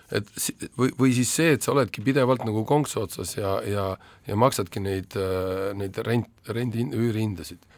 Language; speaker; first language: Estonian; native; Estonian